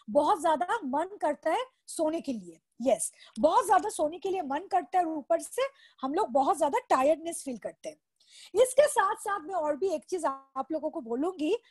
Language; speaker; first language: Hindi; non-native, local second language; Bangla